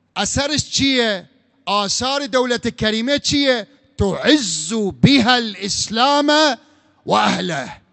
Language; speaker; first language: Persian; non-native, fluent; Arabic